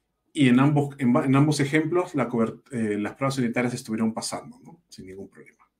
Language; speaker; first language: Spanish; native; Spanish